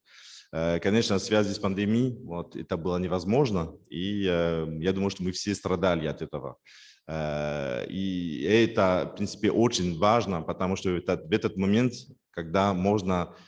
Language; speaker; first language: Russian; non-native, fluent; French